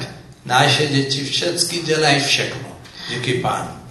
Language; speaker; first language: Czech; non-native, fluent; Amharic